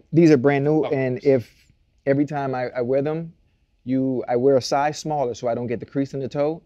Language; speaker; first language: English; native; English